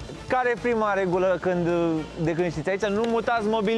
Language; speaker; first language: Romanian; native; Romanian